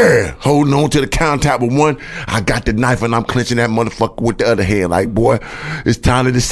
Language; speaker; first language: English; native; English